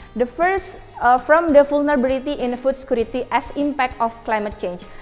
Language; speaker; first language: English; non-native, learner; Indonesian